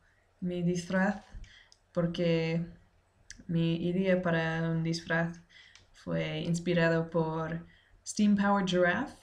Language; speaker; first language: Spanish; non-native, learner; English